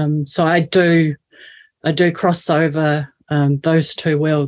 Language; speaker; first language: English; native; English